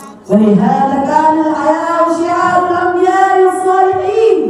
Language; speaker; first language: Arabic; non-native, learner; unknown